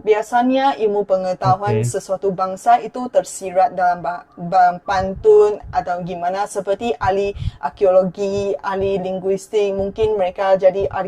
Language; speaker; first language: Indonesian; non-native, fluent; Chinese